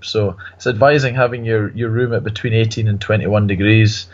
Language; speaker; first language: English; native; English